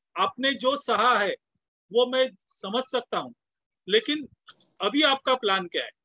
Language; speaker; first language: Hindi; non-native, local second language; Marathi